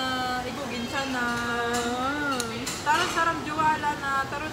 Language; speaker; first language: Korean; non-native, learner; Filipino